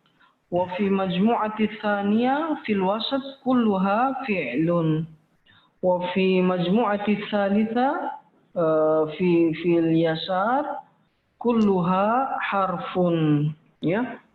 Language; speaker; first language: Arabic; non-native, fluent; Indonesian